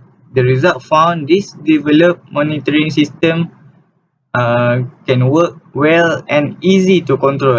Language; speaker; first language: English; non-native, learner; Malay